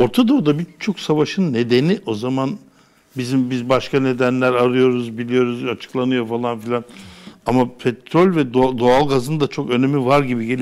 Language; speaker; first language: Turkish; native; Turkish